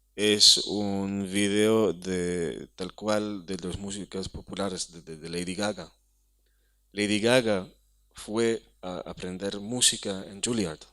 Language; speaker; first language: Spanish; non-native, fluent; Hebrew